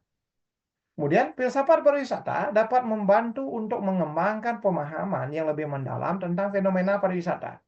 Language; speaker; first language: Indonesian; non-native, local second language; Balinese